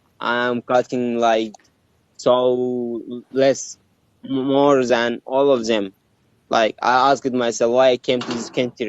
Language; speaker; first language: English; non-native, learner; Arabic